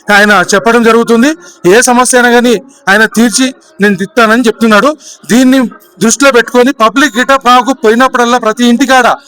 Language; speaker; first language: Telugu; native; Telugu